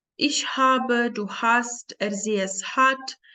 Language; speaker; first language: German; non-native, fluent; Ukrainian